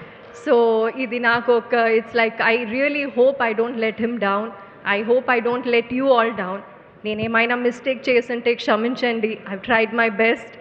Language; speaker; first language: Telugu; non-native, fluent; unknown